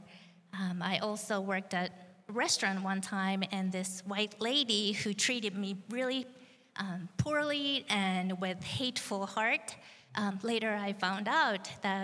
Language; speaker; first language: English; non-native, fluent; Japanese